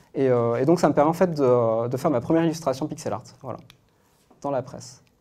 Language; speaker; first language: French; native; French